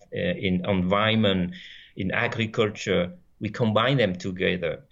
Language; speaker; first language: English; non-native, fluent; French